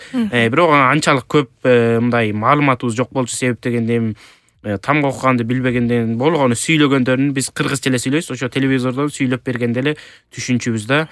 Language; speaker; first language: Kyrgyz; early bilingual, heritage; Kyrgyz